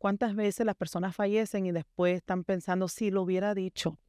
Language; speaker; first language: Spanish; early bilingual, heritage; Spanish